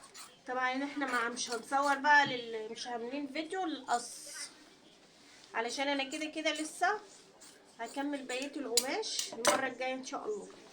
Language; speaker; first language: Arabic; native; Arabic